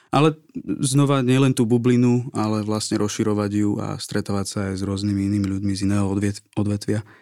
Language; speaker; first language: Slovak; native; Slovak